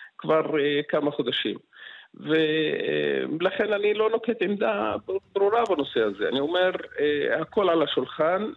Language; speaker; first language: Hebrew; non-native, local second language; Arabic